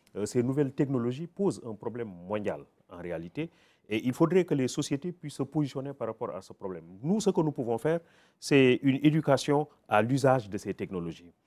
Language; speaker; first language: French; non-native, local second language; Wolof